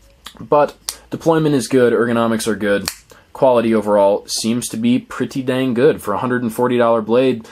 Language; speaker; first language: English; native; English